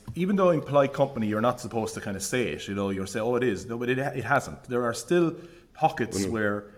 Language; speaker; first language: English; native; English